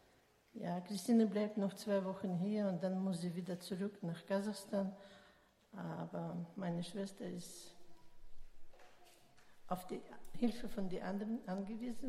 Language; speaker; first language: German; non-native, learner; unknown